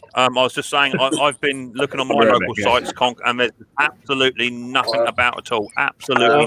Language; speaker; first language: English; native; English